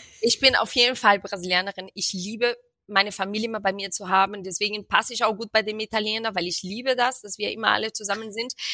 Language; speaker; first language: German; non-native, fluent; Portuguese